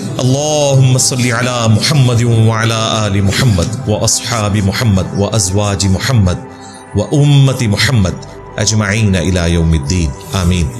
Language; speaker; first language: Urdu; non-native, local second language; Punjabi